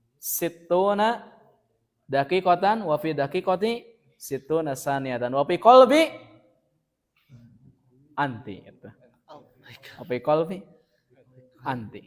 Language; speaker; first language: Arabic; non-native, fluent; Sundanese